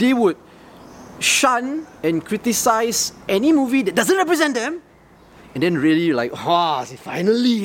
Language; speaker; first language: English; non-native, local second language; Malay